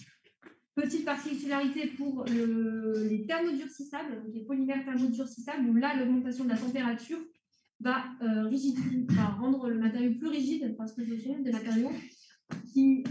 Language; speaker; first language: French; native; French